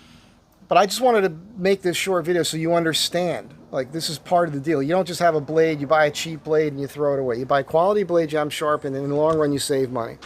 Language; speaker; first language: English; native; English